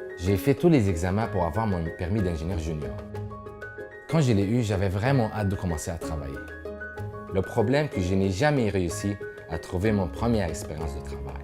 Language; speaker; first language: French; non-native, fluent; Arabic